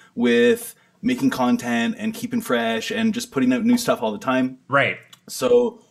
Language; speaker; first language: English; native; English